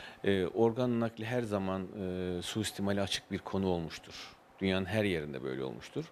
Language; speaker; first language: Turkish; native; Turkish